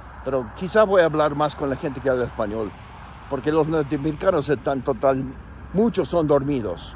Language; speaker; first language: Spanish; non-native, fluent; English